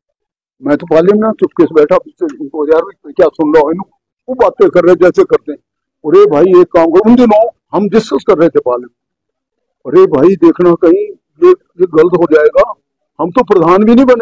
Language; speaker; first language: Hindi; native; Hindi